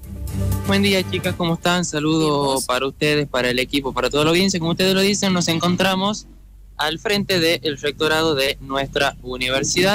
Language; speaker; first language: Spanish; native; Spanish